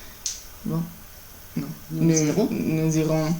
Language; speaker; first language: French; non-native, learner; Italian